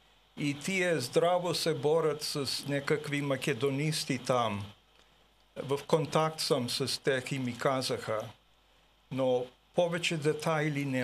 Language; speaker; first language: Bulgarian; early bilingual, heritage; Bulgarian